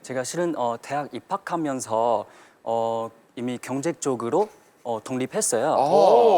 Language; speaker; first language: Korean; non-native, fluent; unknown